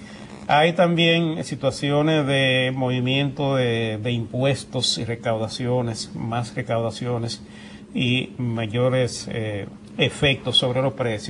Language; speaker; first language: Spanish; native; Spanish